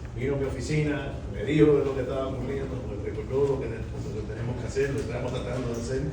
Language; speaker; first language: Spanish; early bilingual, heritage; Spanish